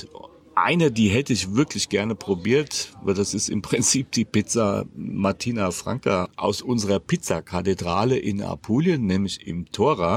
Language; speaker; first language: German; native; German